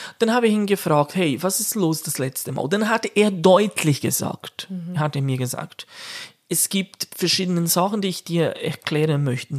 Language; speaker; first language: German; non-native, fluent; Portuguese